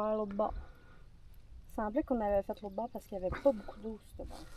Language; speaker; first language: French; native; French